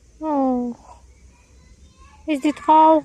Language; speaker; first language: German; non-native, fluent; Tajik